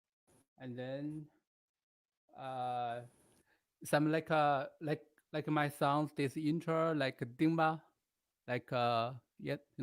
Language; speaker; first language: English; non-native, learner; Chinese